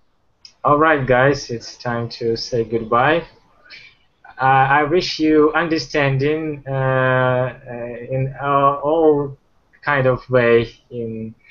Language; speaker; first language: English; non-native, fluent; Ukrainian